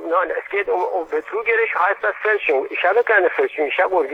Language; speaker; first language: German; non-native, learner; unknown